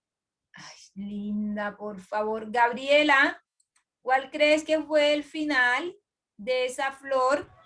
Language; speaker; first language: Spanish; native; Spanish